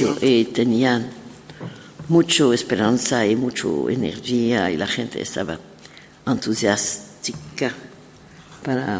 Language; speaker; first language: Spanish; non-native, learner; French